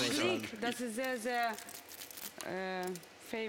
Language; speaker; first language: German; non-native, learner; Russian